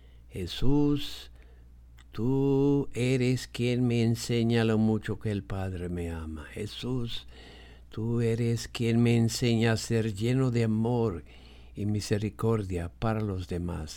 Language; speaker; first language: Spanish; non-native, fluent; English